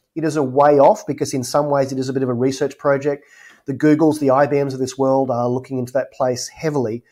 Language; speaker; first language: English; native; English